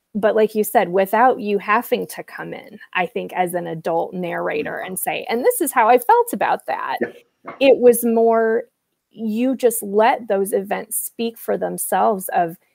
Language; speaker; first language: English; native; English